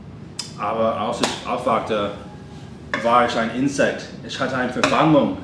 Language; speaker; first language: German; non-native, learner; English